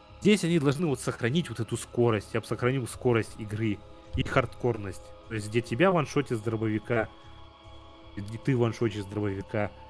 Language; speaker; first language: Russian; native; Russian